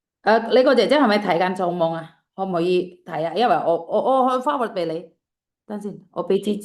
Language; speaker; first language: Chinese; non-native, fluent; Indonesian